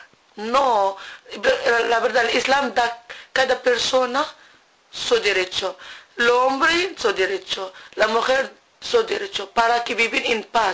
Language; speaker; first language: Spanish; non-native, learner; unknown